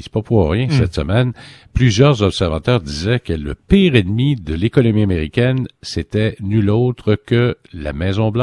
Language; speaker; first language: French; native; French